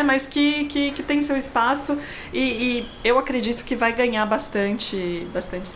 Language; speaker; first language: Portuguese; native; Portuguese